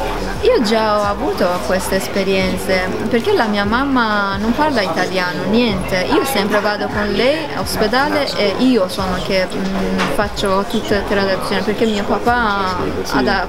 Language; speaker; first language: Italian; early bilingual, other home language; Persian